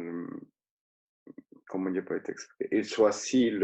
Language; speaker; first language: French; non-native, fluent; Spanish